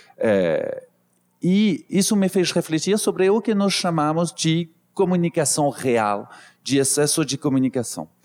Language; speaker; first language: Portuguese; non-native, fluent; French